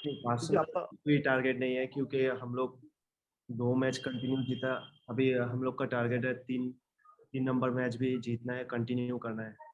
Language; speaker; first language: Hindi; non-native, local second language; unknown